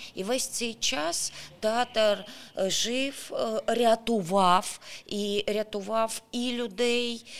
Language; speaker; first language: Ukrainian; non-native, local second language; Russian